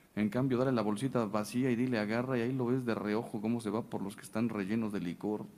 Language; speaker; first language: Spanish; native; Spanish